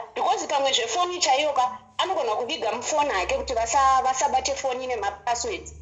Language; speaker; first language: Shona; early bilingual, other home language; Nyanja